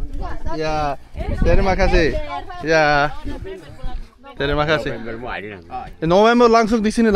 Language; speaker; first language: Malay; non-native, learner; Turkish